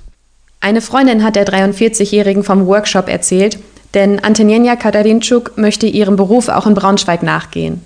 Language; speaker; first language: German; native; German